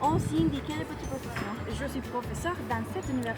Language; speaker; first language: French; non-native, learner; Spanish